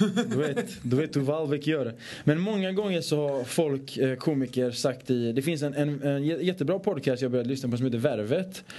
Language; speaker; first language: Swedish; early bilingual, other home language; Persian